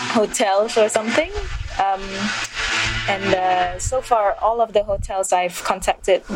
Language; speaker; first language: English; non-native, local second language; Malay